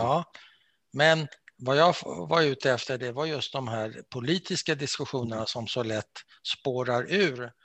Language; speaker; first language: Swedish; native; Swedish